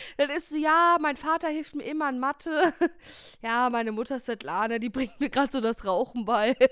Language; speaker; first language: German; native; German